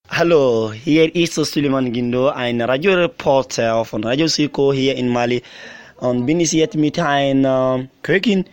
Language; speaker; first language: German; non-native, learner; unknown